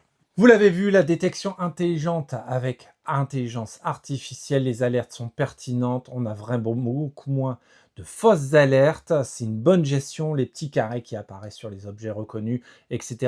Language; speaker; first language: French; native; French